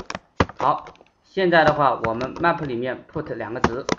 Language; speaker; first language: Chinese; native; Chinese